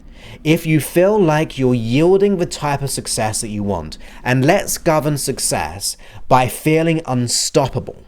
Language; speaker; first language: English; native; English